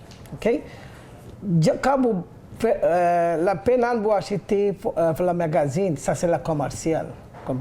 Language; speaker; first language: French; non-native, learner; Bangla